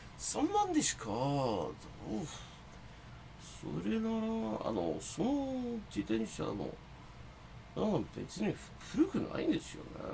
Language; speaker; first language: Japanese; non-native, fluent; English